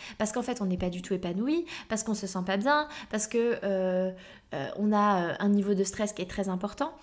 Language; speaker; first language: French; native; French